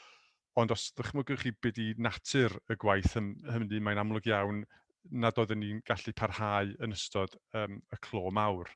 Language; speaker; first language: Welsh; native; Welsh